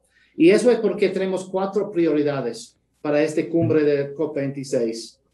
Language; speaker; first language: Spanish; non-native, fluent; English